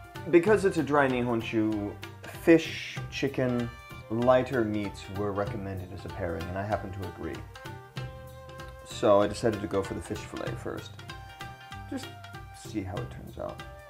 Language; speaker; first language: English; native; English